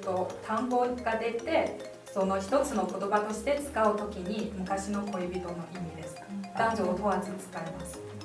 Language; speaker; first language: Japanese; non-native, fluent; Chinese